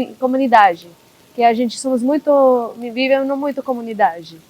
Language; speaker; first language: Portuguese; non-native, learner; Hindi